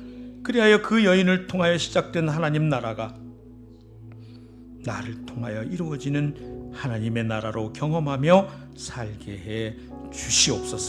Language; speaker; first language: Korean; native; Korean